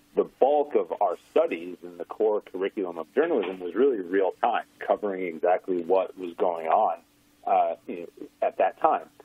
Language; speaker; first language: English; native; English